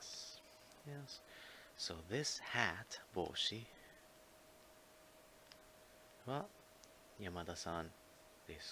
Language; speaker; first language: Japanese; non-native, fluent; English